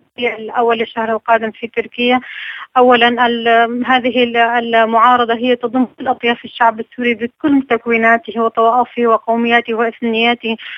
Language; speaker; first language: Arabic; non-native, local second language; Kurdish